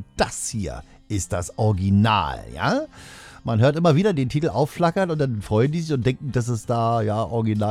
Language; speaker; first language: German; native; German